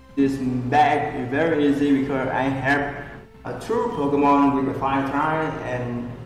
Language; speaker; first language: English; non-native, learner; Vietnamese